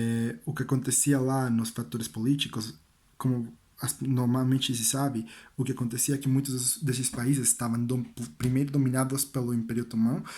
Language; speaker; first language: Portuguese; non-native, learner; Spanish